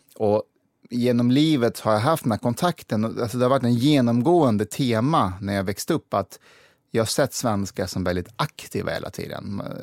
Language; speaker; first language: Swedish; early bilingual, other home language; Persian